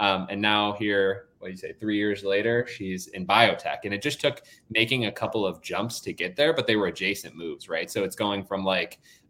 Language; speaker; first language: English; native; English